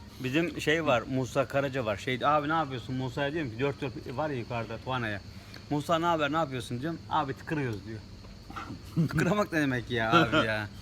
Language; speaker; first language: Turkish; native; Turkish